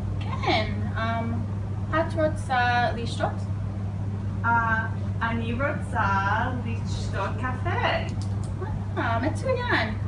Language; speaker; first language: Hebrew; non-native, learner; English